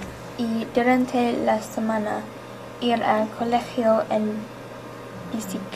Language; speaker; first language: Spanish; non-native, learner; English